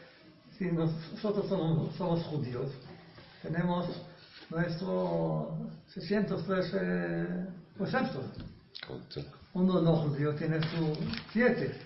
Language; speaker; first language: Spanish; non-native, learner; Hebrew